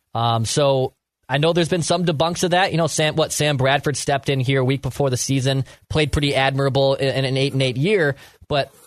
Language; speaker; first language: English; native; English